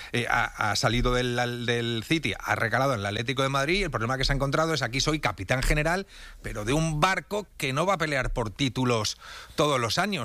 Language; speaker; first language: Spanish; native; Spanish